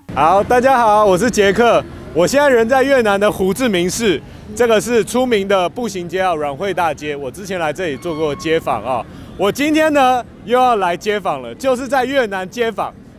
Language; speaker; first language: Chinese; native; Chinese